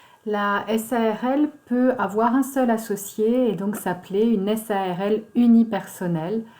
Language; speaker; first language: French; native; French